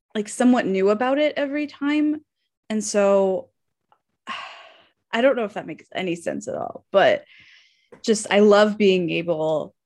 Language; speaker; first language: English; native; English